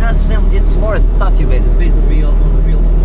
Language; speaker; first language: English; non-native, local second language; Italian